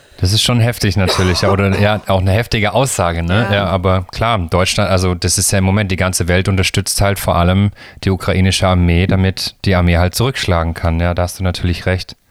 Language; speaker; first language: German; native; German